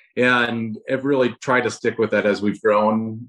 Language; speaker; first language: English; native; English